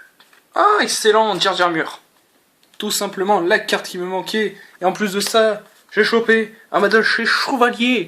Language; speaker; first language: French; native; French